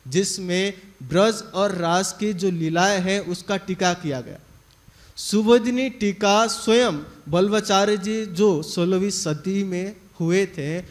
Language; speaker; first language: Hindi; native; Hindi